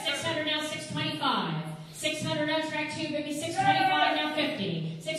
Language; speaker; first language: English; native; English